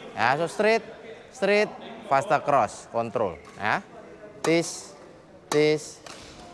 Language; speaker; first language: English; non-native, fluent; Indonesian